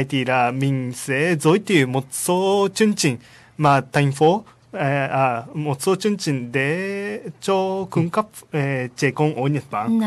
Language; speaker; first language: Vietnamese; non-native, learner; Japanese